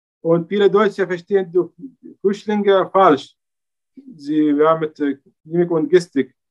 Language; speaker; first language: German; non-native, learner; Arabic